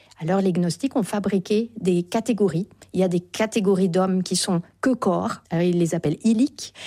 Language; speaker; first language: French; native; French